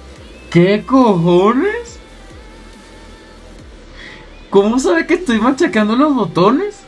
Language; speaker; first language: Spanish; native; Spanish